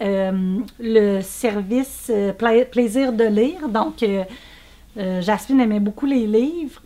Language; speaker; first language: French; native; French